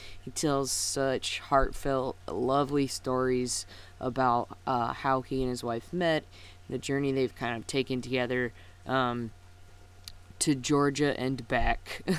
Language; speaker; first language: English; native; English